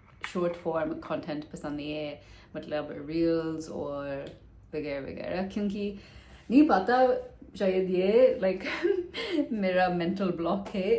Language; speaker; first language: Hindi; non-native, learner; English